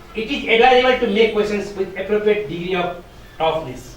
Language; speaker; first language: English; non-native, local second language; Nepali